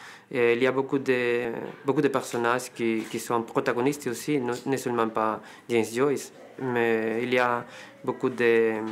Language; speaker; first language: French; non-native, fluent; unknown